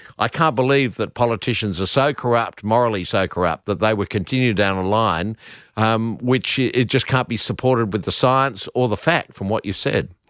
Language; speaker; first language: English; native; English